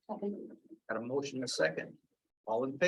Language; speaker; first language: English; native; English